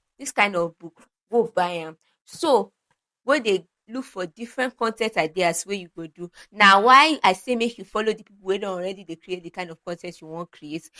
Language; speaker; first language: Nigerian Pidgin; non-native, local second language; Yoruba